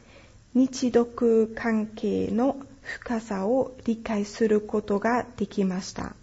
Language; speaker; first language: Japanese; non-native, fluent; German